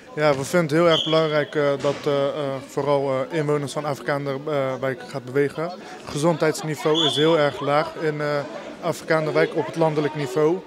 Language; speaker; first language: Dutch; early bilingual, other home language; Turkish